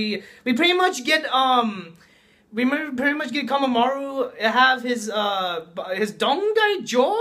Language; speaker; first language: English; native; English